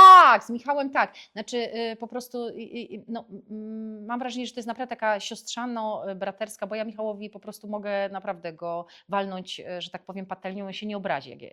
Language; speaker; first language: Polish; native; Polish